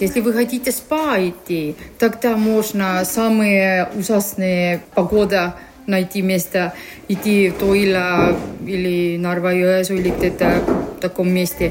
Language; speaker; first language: Russian; non-native, learner; Estonian